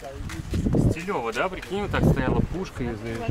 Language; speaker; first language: Russian; native; Russian